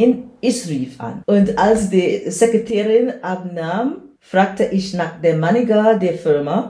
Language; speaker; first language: German; non-native, learner; English